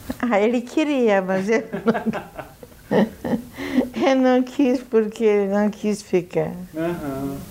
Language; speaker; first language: Portuguese; non-native, fluent; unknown